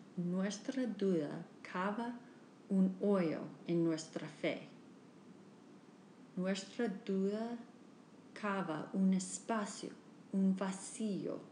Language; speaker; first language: Spanish; non-native, learner; English